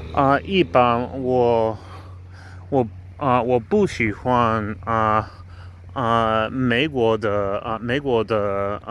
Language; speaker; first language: Chinese; non-native, learner; English